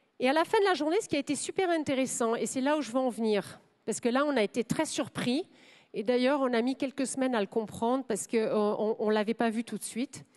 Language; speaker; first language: French; non-native, fluent; German